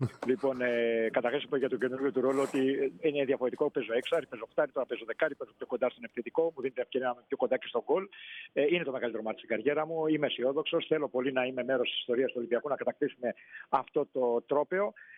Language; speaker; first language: Greek; native; Greek